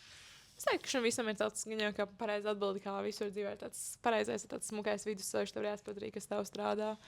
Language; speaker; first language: Latvian; native; Latvian